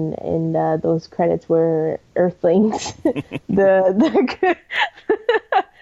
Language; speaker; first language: English; early bilingual, other home language; Spanish